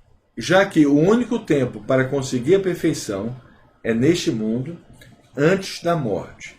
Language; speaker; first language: Portuguese; native; Portuguese